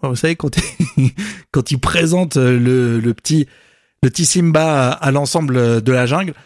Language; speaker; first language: French; native; French